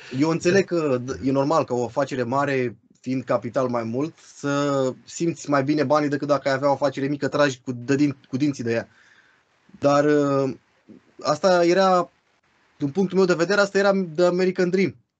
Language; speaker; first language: Romanian; native; Romanian